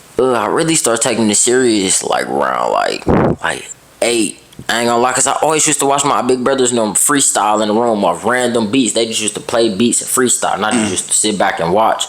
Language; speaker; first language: English; native; English